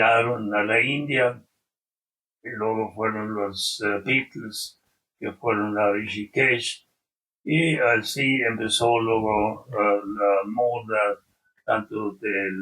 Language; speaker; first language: Spanish; non-native, fluent; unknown